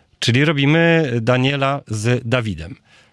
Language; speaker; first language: Polish; native; Polish